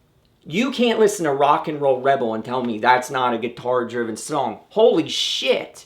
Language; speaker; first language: English; native; English